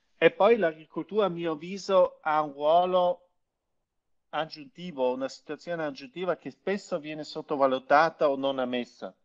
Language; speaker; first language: Italian; non-native, local second language; German